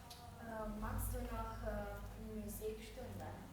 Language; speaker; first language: German; non-native, learner; Romanian